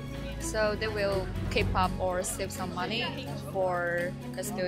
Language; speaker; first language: English; non-native, fluent; Chinese